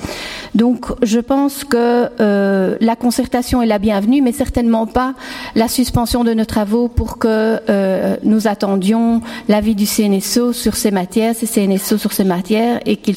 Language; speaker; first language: French; native; French